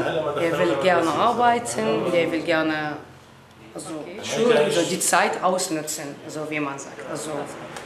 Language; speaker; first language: German; non-native, learner; Arabic